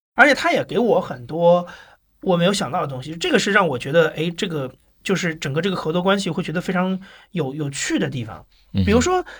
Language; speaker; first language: Chinese; native; Chinese